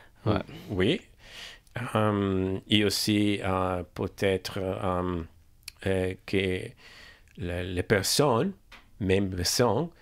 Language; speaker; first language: French; non-native, learner; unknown